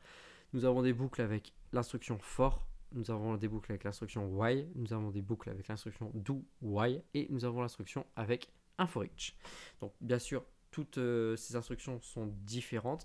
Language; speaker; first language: French; native; French